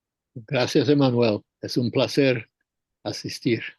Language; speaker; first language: Spanish; non-native, fluent; English